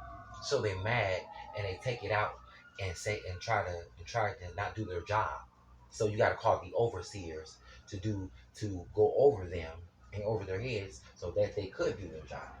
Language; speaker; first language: English; native; English